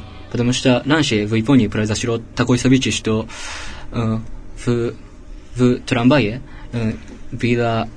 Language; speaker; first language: Russian; non-native, learner; Japanese